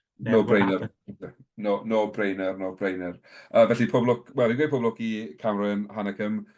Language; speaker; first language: Welsh; native; Welsh